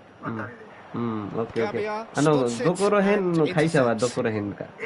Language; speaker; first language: Japanese; non-native, learner; Nepali